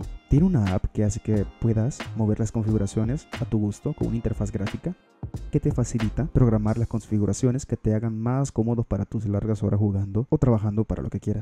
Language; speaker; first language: Spanish; native; Spanish